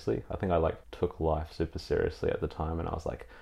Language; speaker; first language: English; native; English